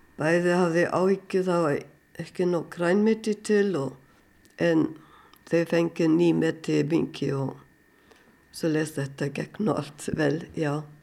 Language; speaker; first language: Icelandic; non-native, fluent; German